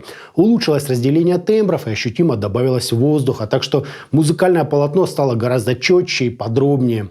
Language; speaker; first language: Russian; native; Russian